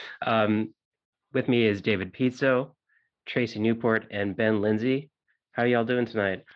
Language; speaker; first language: English; native; English